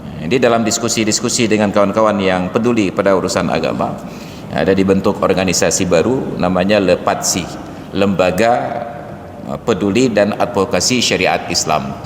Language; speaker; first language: Malay; non-native, local second language; Achinese